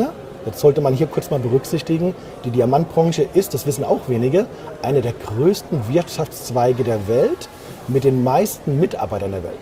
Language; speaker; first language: German; native; German